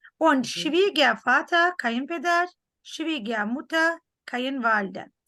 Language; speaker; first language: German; non-native, fluent; Turkish